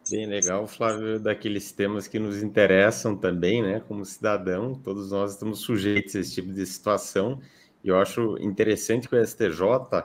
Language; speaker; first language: Portuguese; native; Portuguese